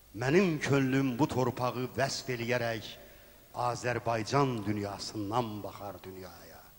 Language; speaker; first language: Azerbaijani; native; Azerbaijani